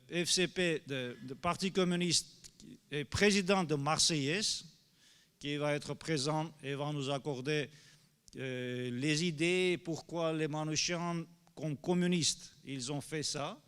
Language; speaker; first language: French; non-native, fluent; Armenian